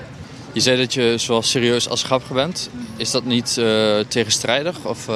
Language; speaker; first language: Dutch; native; Dutch